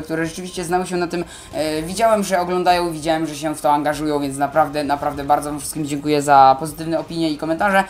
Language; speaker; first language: Polish; native; Polish